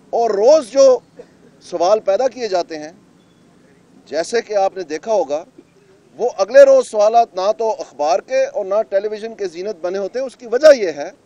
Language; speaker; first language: Urdu; non-native, local second language; Punjabi